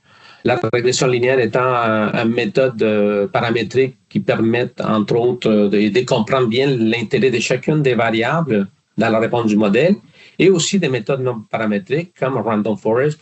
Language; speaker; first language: French; non-native, fluent; Spanish